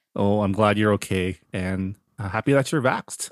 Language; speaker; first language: English; native; English